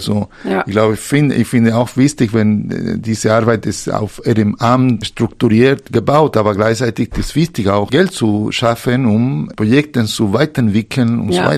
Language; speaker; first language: German; non-native, fluent; Spanish